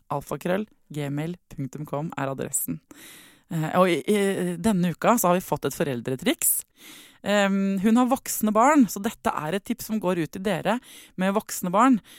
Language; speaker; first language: Norwegian; native; Norwegian